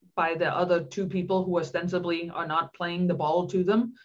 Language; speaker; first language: English; non-native, fluent; Danish